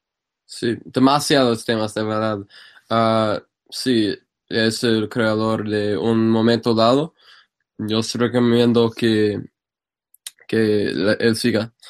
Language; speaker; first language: Spanish; non-native, fluent; English